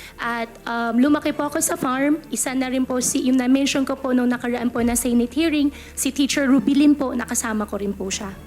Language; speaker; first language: Filipino; native; Filipino